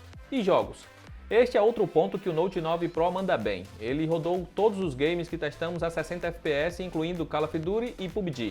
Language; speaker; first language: Portuguese; native; Portuguese